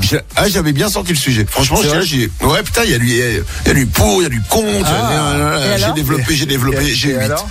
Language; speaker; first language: French; native; French